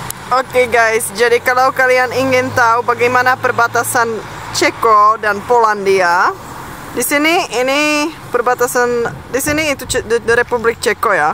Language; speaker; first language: Indonesian; non-native, fluent; Czech